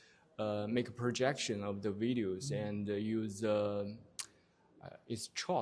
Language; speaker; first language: English; non-native, learner; Chinese